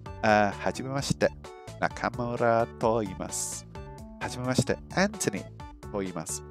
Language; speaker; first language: Japanese; non-native, learner; English